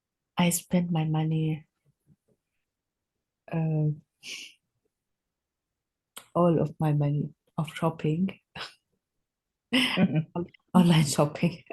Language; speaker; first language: English; non-native, learner; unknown